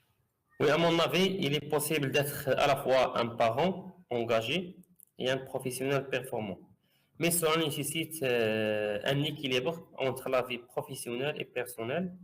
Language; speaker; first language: French; non-native, fluent; Arabic